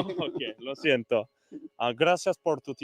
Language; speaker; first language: Spanish; non-native, learner; English